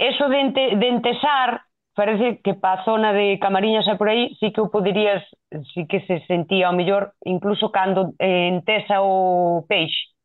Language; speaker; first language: Galician; non-native, local second language; Spanish